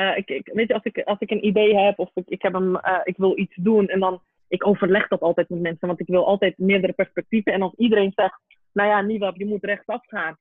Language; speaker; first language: Dutch; early bilingual, other home language; Persian